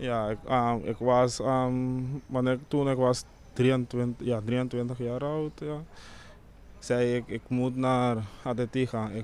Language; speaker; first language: Dutch; non-native, local second language; Papiamento